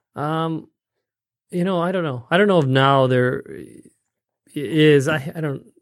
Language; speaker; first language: English; native; English